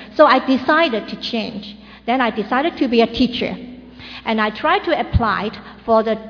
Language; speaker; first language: English; non-native, local second language; Chinese